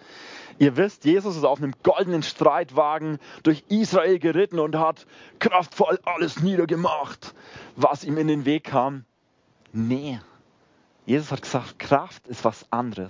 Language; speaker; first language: German; native; German